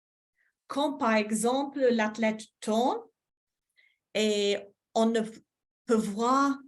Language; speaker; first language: French; non-native, fluent; English